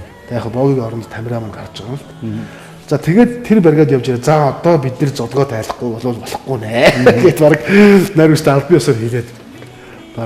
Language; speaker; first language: Mongolian; native; Mongolian